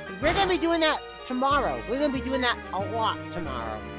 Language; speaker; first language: English; native; English